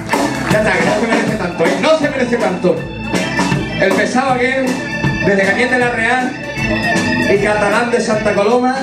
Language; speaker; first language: Spanish; native; Spanish